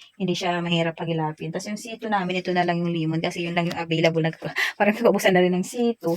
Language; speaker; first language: Filipino; non-native, local second language; Waray